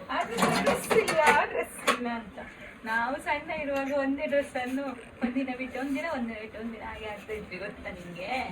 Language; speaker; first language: Kannada; non-native, local second language; Tulu